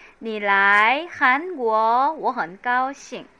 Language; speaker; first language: Chinese; non-native, fluent; Korean